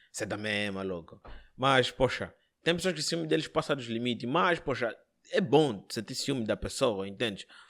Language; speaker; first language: Portuguese; native; Portuguese